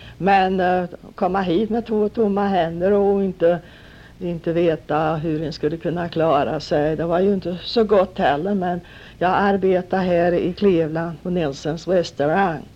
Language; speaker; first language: Swedish; native; Swedish